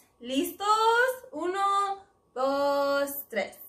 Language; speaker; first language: Spanish; non-native, fluent; English